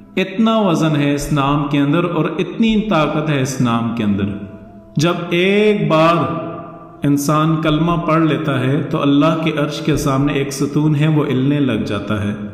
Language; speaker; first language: Urdu; non-native, local second language; Northern Hindko